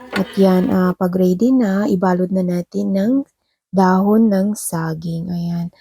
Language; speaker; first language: Filipino; non-native, local second language; Maguindanaon